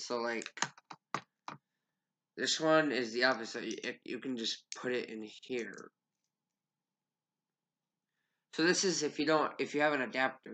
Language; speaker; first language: English; native; English